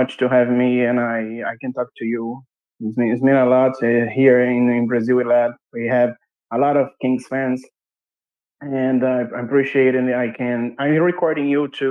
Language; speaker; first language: English; non-native, learner; Portuguese